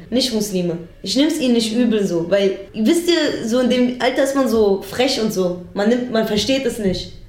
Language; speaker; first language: German; early bilingual, other home language; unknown